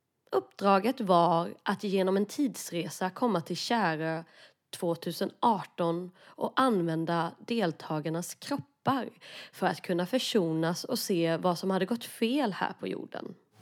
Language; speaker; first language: Swedish; native; Swedish